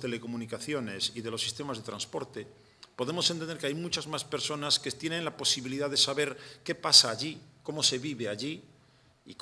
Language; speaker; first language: Spanish; native; Spanish